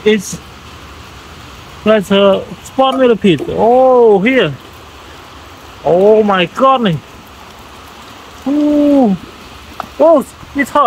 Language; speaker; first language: English; non-native, learner; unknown